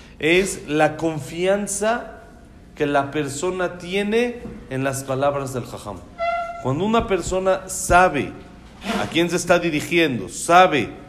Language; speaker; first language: Spanish; native; Spanish